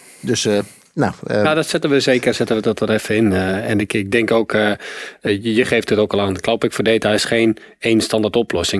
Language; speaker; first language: Dutch; native; Dutch